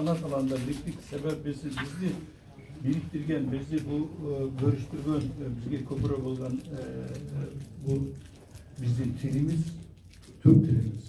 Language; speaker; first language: Turkish; non-native, learner; Kyrgyz